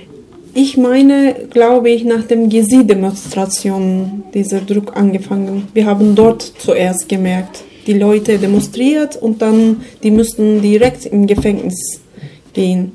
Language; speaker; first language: German; non-native, learner; Turkish